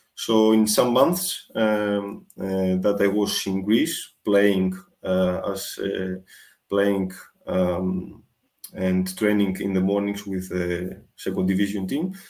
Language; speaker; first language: English; non-native, fluent; Greek